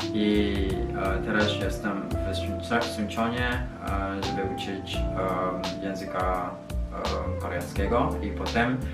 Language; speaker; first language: Polish; non-native, learner; Indonesian